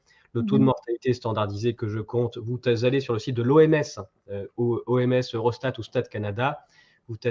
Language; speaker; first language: French; native; French